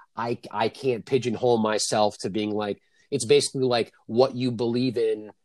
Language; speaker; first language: English; native; English